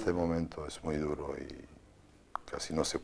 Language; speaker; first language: Spanish; non-native, fluent; Bosnian